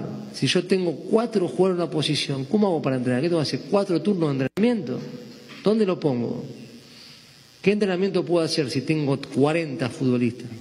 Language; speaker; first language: Spanish; native; Spanish